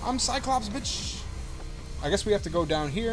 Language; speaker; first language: English; native; English